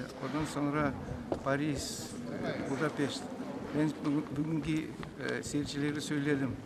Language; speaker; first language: Turkish; non-native, learner; Kazakh